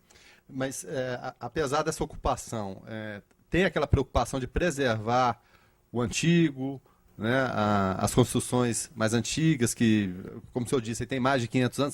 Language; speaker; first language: Portuguese; native; Portuguese